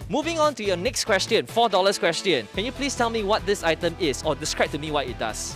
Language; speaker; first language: English; non-native, local second language; Chinese